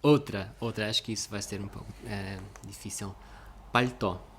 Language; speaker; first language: Portuguese; non-native, fluent; Russian